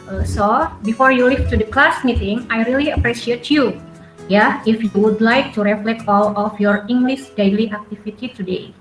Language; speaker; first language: English; non-native, learner; Indonesian